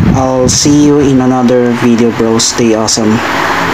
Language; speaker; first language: English; non-native, local second language; Filipino